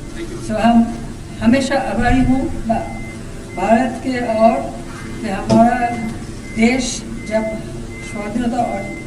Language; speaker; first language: Hindi; non-native, learner; Bangla